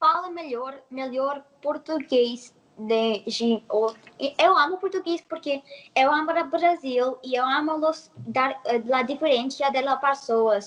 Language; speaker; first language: Portuguese; non-native, learner; English